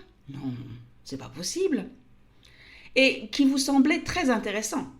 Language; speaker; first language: French; native; French